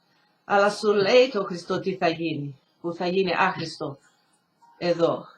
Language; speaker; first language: Greek; early bilingual, heritage; Greek